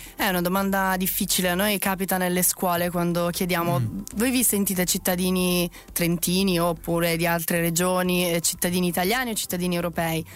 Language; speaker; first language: Italian; native; Italian